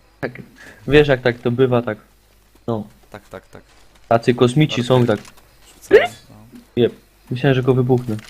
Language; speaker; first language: Polish; native; Polish